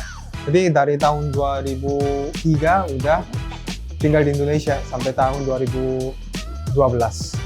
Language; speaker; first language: Indonesian; early bilingual, other home language; Korean